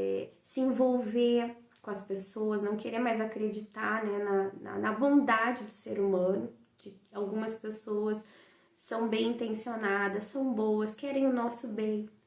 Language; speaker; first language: Portuguese; native; Portuguese